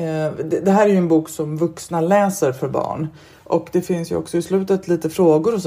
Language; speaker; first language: Swedish; native; Swedish